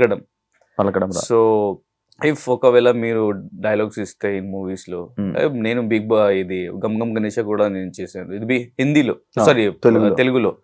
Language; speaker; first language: Telugu; non-native, learner; Hindi